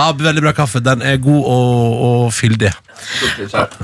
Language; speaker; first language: Norwegian; native; Norwegian